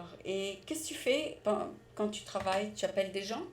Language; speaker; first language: French; native; French